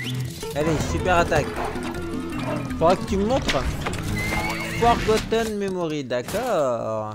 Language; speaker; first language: French; native; French